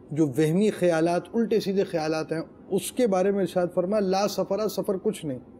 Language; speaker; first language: Urdu; native; Urdu